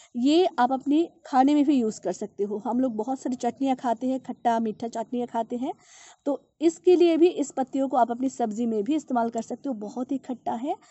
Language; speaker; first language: Hindi; non-native, local second language; Bangla